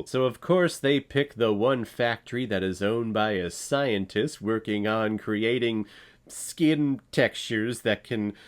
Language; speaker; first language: English; native; English